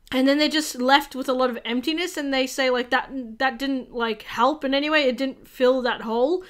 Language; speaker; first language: English; native; English